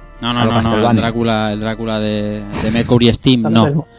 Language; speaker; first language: Spanish; native; Spanish